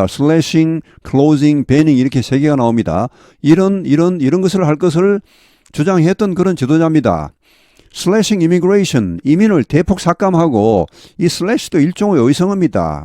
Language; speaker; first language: Korean; native; Korean